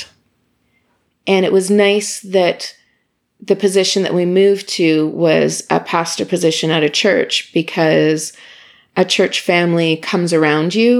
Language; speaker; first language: English; native; English